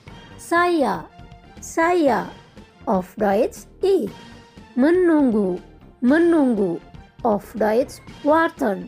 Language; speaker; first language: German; non-native, fluent; Indonesian